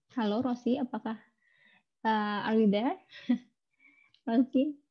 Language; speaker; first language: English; non-native, fluent; Indonesian